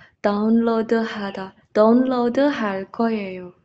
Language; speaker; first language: Korean; non-native, learner; Indonesian